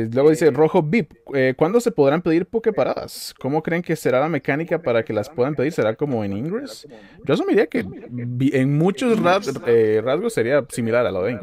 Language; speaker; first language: Spanish; native; Spanish